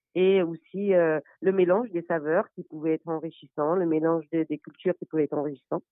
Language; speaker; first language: French; non-native, fluent; Persian